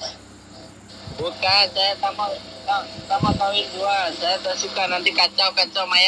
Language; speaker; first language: Malay; non-native, learner; Bangla